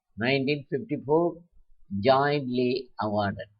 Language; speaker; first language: English; non-native, local second language; Tamil